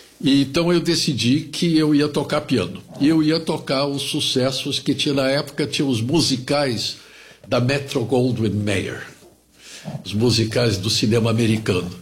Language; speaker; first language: Portuguese; early bilingual, other home language; German